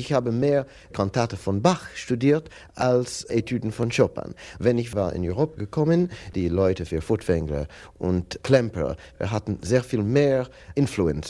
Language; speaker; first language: German; non-native, learner; English